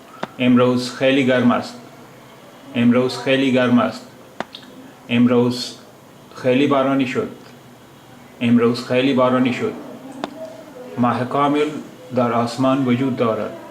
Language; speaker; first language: Persian; non-native, fluent; Urdu